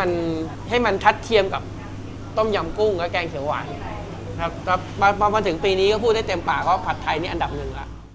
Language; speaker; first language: Thai; native; Thai